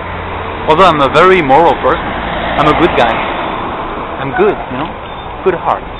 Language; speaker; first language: English; non-native, fluent; French